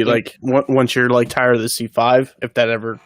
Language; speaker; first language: English; native; English